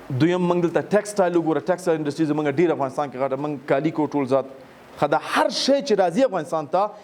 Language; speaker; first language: Pashto; native; Pashto